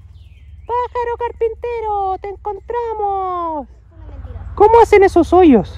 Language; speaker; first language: Spanish; native; Spanish